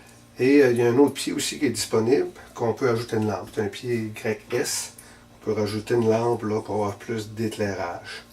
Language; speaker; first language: French; native; French